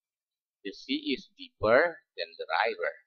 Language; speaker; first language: English; non-native, fluent; Indonesian